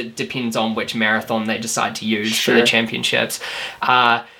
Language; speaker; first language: English; native; English